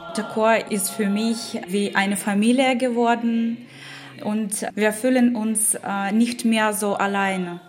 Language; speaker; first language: German; non-native, learner; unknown